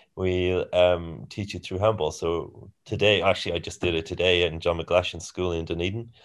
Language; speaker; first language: English; native; English